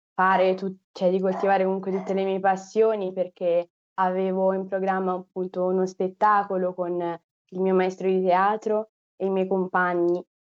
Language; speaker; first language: Italian; native; Italian